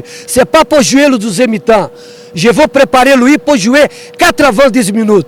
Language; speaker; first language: French; non-native, learner; Portuguese